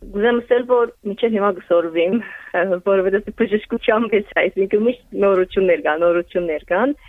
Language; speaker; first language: Armenian; early bilingual, heritage; Armenian